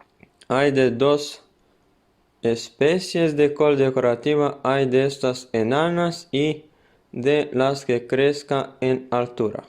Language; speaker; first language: Spanish; non-native, fluent; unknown